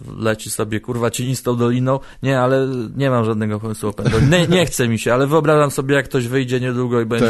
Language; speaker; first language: Polish; native; Polish